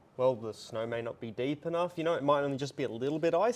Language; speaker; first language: English; native; English